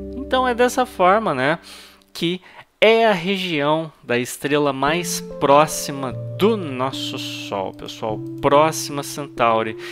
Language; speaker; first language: Portuguese; native; Portuguese